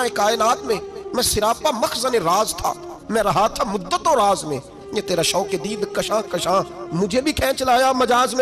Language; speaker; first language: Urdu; non-native, local second language; Punjabi